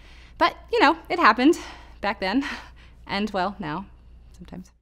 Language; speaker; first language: English; native; English